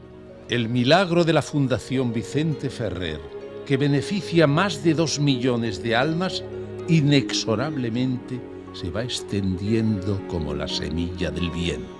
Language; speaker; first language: Spanish; native; Spanish